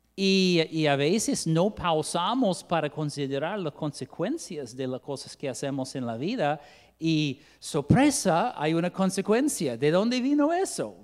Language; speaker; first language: Spanish; non-native, fluent; English